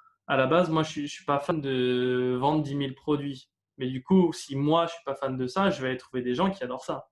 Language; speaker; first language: French; native; French